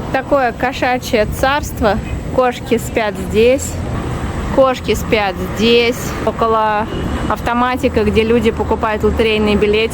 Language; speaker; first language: Russian; native; Russian